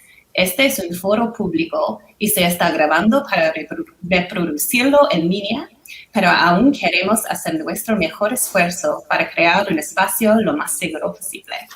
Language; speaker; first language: Spanish; non-native, learner; English